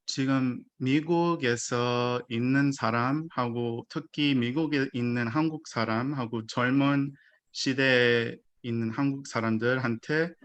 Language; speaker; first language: Korean; early bilingual, heritage; Korean